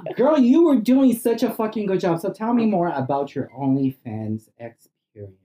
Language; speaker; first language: English; non-native, fluent; Portuguese